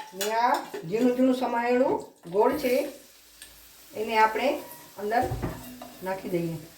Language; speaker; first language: Gujarati; non-native, local second language; Kachhi